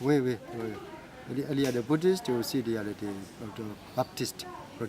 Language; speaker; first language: French; non-native, fluent; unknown